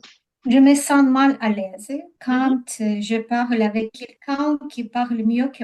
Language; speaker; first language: French; non-native, learner; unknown